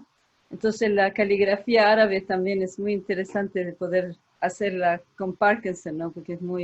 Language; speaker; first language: Spanish; early bilingual, heritage; Spanish